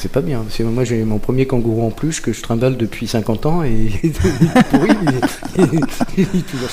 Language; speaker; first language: French; native; French